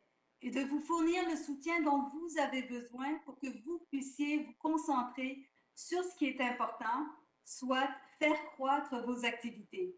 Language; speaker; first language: French; native; French